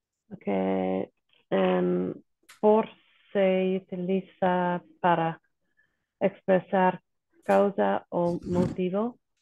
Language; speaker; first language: Spanish; non-native, learner; English